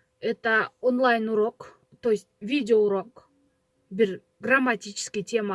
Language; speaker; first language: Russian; non-native, local second language; Kyrgyz